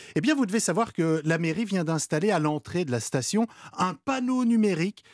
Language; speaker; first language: French; native; French